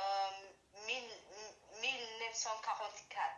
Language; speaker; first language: French; non-native, learner; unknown